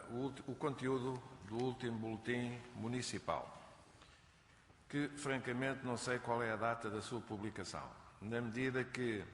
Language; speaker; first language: Portuguese; native; Portuguese